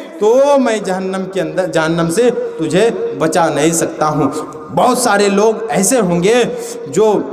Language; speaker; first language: Urdu; non-native, local second language; Bangla